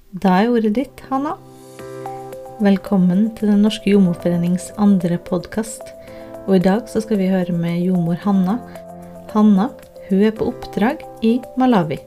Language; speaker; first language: Norwegian; native; Norwegian